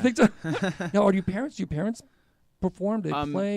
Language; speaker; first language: English; native; English